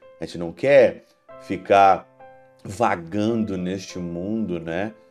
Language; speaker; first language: Portuguese; native; Portuguese